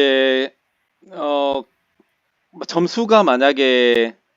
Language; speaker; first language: Korean; native; Korean